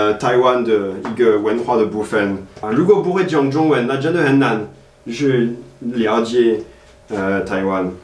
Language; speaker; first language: Chinese; non-native, fluent; French